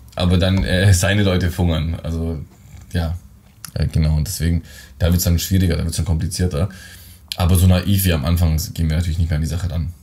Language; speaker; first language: German; native; German